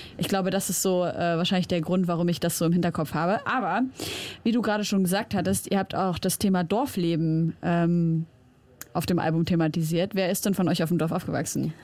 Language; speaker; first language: German; early bilingual, other home language; Arabic